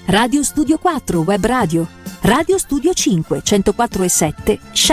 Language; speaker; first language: Italian; native; Italian